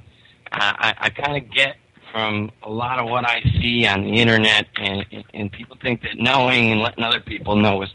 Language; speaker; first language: English; native; English